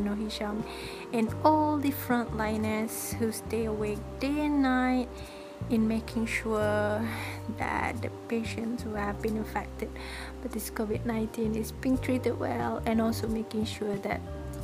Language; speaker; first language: English; non-native, local second language; Malay